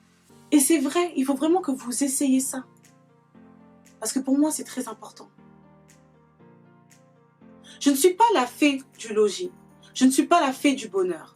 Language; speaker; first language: French; native; French